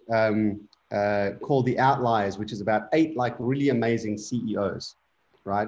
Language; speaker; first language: English; native; English